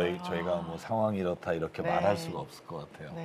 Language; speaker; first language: Korean; native; Korean